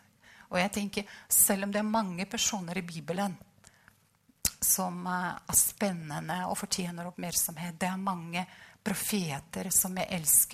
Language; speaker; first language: Norwegian; non-native, fluent; Russian